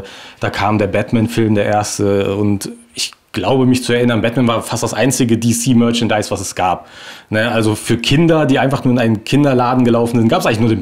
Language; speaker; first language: German; native; German